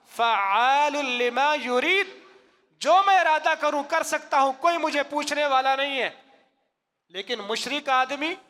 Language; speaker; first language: Urdu; non-native, local second language; Punjabi